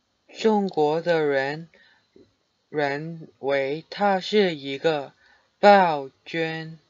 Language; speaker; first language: Chinese; non-native, learner; English